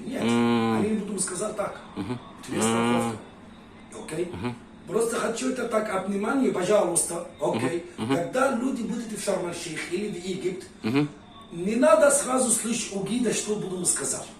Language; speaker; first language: Russian; non-native, learner; Arabic